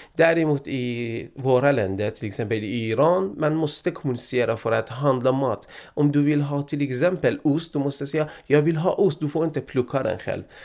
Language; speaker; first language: Swedish; non-native, fluent; Persian